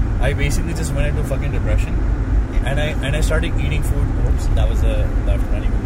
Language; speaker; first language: English; non-native, local second language; Hindi